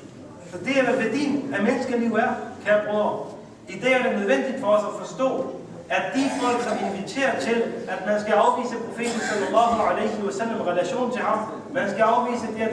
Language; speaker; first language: Danish; early bilingual, other home language; Urdu